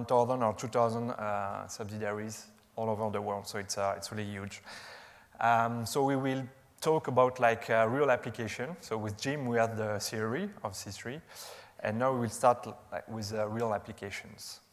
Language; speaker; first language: English; non-native, fluent; French